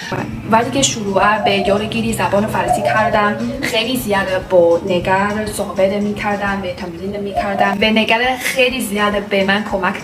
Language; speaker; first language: Persian; non-native, learner; French